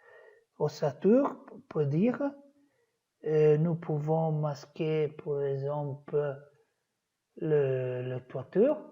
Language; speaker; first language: French; non-native, fluent; Italian